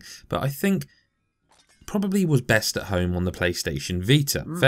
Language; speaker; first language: English; native; English